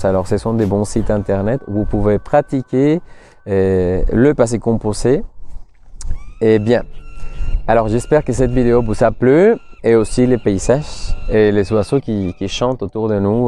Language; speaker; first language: French; non-native, fluent; Spanish